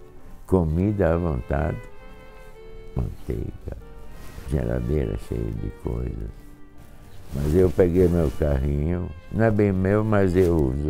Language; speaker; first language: Portuguese; non-native, fluent; Hungarian